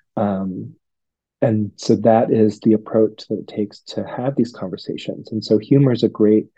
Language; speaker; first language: English; non-native, local second language; Cantonese